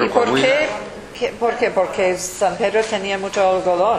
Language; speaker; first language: Spanish; early bilingual, heritage; English